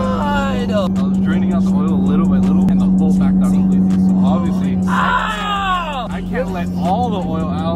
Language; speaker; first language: English; native; English